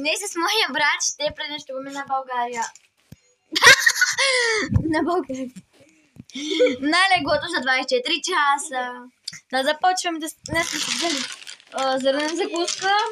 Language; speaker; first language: Bulgarian; early bilingual, other home language; Russian